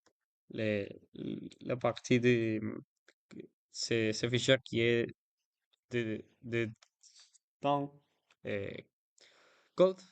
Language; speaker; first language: French; non-native, learner; Spanish